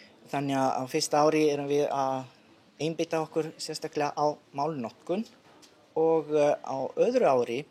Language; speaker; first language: Icelandic; non-native, fluent; Italian